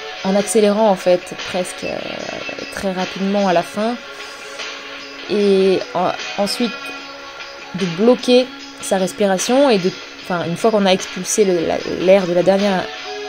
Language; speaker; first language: French; native; French